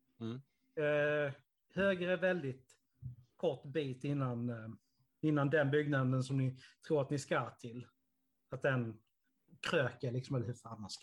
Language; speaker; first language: Swedish; native; Swedish